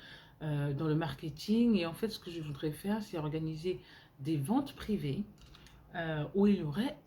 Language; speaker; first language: French; native; French